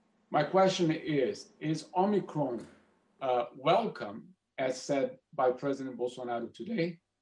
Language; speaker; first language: English; non-native, fluent; Portuguese